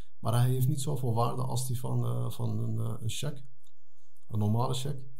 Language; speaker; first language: Dutch; early bilingual, other home language; Arabic